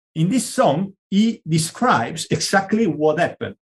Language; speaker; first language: English; non-native, fluent; Italian